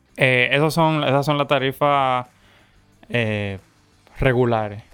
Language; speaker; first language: Spanish; native; Spanish